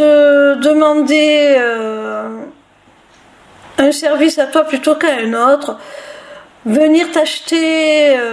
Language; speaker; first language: French; native; French